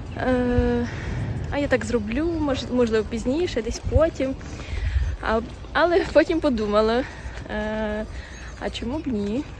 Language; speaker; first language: Ukrainian; non-native, local second language; Russian